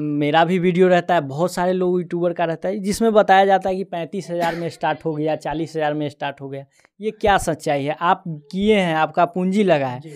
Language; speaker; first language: Hindi; native; Hindi